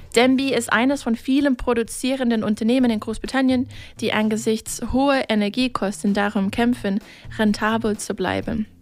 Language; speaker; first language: German; non-native, fluent; English